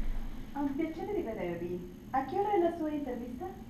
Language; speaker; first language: Italian; non-native, learner; English